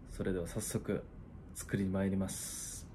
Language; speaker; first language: Japanese; non-native, fluent; Korean